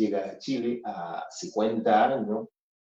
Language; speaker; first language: Spanish; non-native, fluent; Haitian Creole